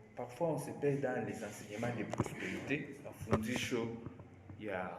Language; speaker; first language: French; non-native, local second language; Swahili